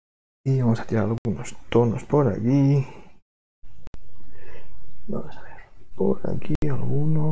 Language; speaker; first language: Spanish; non-native, local second language; Catalan